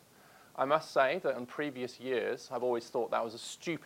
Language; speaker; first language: English; native; English